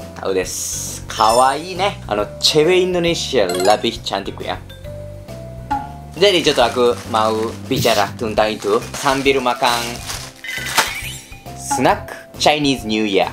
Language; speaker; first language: Indonesian; non-native, learner; Japanese